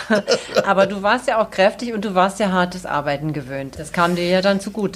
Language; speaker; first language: German; native; German